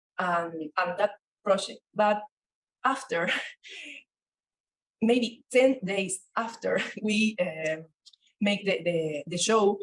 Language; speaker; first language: English; non-native, learner; Spanish